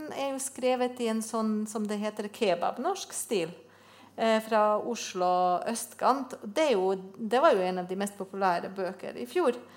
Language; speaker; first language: Norwegian; non-native, fluent; Bosnian